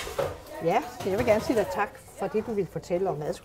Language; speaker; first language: Danish; native; Danish